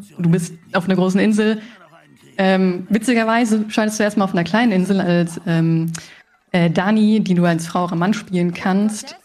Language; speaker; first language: German; early bilingual, other home language; Spanish